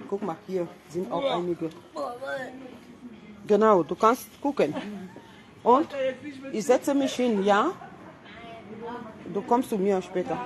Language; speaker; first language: German; non-native, fluent; French